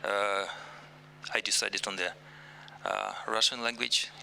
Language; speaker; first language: English; non-native, learner; Russian